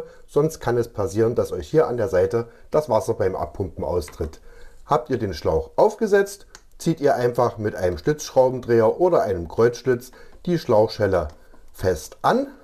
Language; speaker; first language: German; native; German